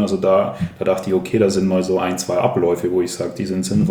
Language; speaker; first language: German; native; German